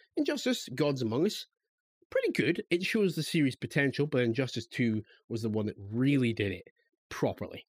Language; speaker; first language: English; native; English